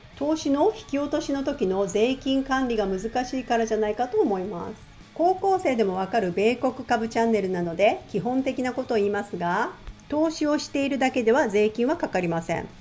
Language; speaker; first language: Japanese; native; Japanese